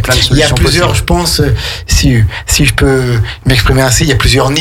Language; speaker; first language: French; native; French